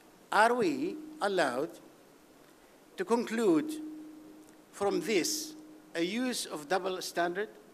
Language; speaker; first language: English; non-native, fluent; Arabic